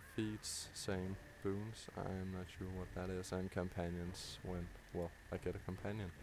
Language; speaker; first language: English; non-native, fluent; Danish